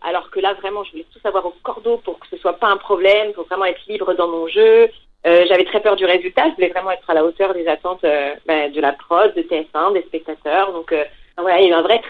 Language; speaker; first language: French; native; French